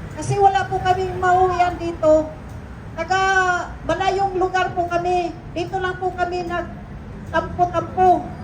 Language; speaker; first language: Filipino; non-native, local second language; Cebuano